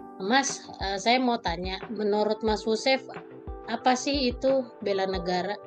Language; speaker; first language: Indonesian; native; Indonesian